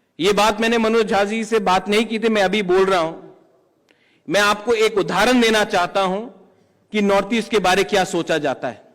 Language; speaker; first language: Hindi; non-native, local second language; Kok Borok